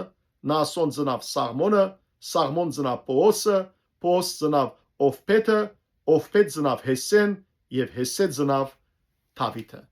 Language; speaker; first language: Armenian; native; Armenian